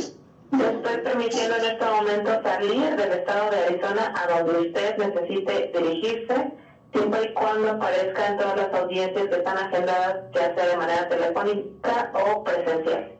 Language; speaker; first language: Spanish; native; Spanish